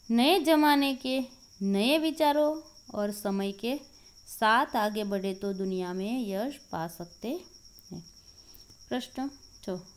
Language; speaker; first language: Hindi; non-native, local second language; Gujarati